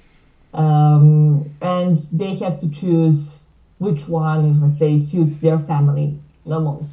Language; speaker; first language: English; non-native, fluent; Serbian